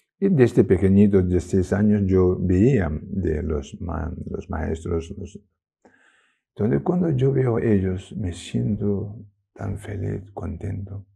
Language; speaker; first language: Spanish; non-native, learner; Tibetan